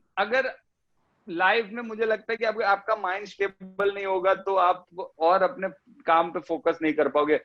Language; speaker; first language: Hindi; non-native, local second language; Gujarati